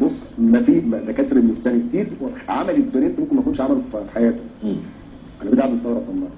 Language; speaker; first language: Arabic; native; Arabic